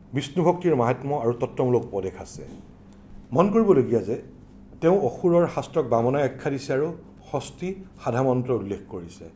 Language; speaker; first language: Assamese; native; Assamese